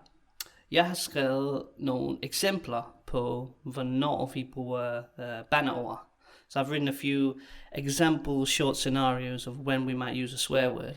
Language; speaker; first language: Danish; native; Danish